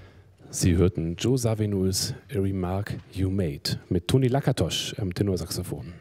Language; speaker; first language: German; native; German